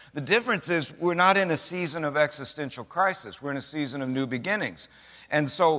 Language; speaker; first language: English; native; English